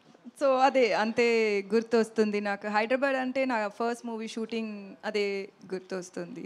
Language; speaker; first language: Telugu; non-native, learner; Tamil